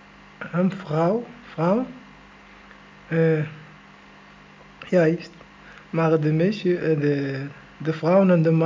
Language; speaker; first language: Dutch; non-native, learner; Arabic